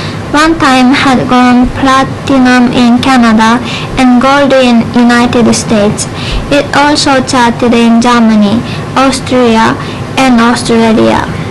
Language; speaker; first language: English; non-native, fluent; Japanese